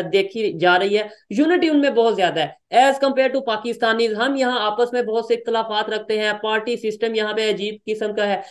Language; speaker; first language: Hindi; native; Hindi